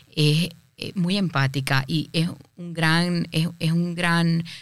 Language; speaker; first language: Spanish; native; Spanish